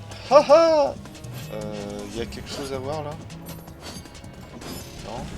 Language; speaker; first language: French; native; French